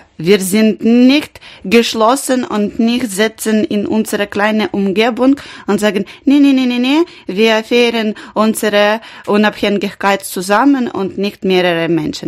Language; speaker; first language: German; non-native, learner; Ukrainian